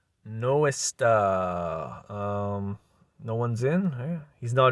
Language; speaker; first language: Spanish; non-native, learner; English